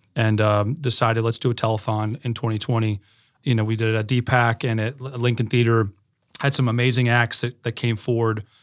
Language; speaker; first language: English; native; English